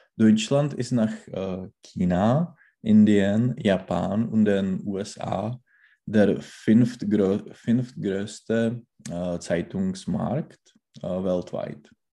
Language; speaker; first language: German; non-native, learner; Czech